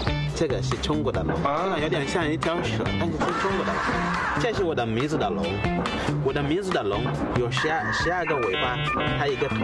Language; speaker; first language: Chinese; non-native, learner; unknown